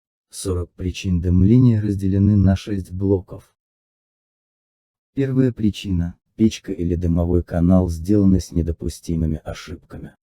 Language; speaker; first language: Russian; native; Russian